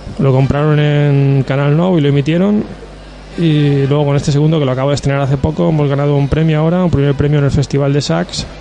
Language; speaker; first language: Spanish; native; Spanish